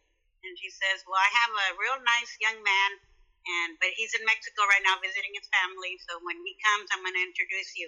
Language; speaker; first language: English; native; English